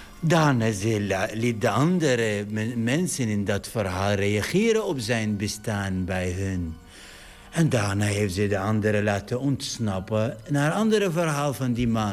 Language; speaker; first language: Dutch; non-native, fluent; Arabic